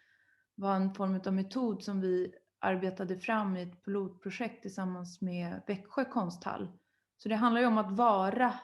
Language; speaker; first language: Swedish; native; Swedish